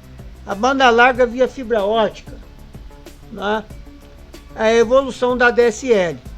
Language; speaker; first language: Portuguese; native; Portuguese